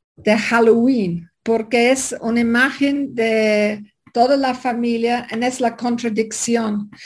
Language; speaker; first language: Spanish; non-native, fluent; English